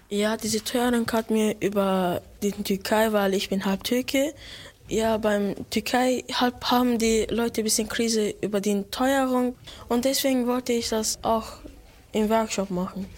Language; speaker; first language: German; early bilingual, other home language; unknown